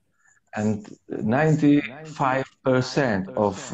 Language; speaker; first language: English; non-native, learner; Polish